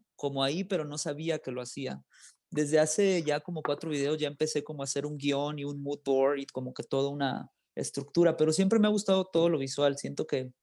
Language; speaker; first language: Spanish; early bilingual, heritage; Spanish